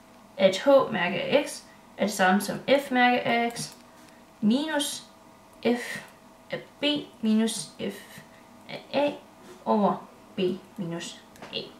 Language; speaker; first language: Danish; native; Danish